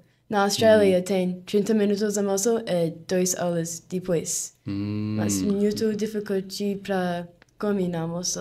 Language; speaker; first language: Portuguese; non-native, learner; English